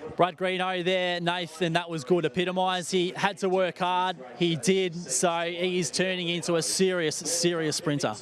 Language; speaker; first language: English; native; English